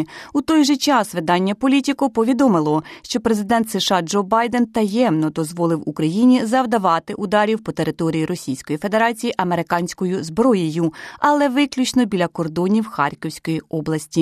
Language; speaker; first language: Ukrainian; native; Ukrainian